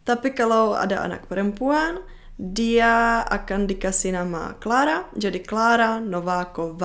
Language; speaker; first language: Indonesian; non-native, fluent; Czech